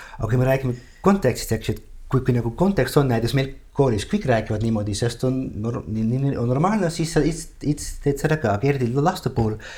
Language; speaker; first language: Estonian; non-native, fluent; Dutch